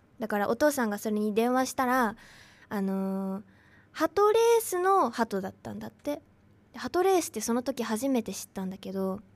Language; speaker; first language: Japanese; native; Japanese